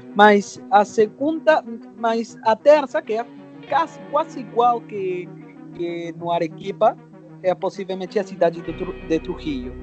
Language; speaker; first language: Portuguese; non-native, fluent; Spanish